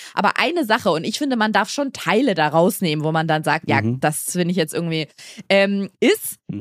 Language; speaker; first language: German; native; German